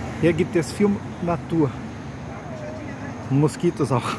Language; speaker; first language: German; non-native, learner; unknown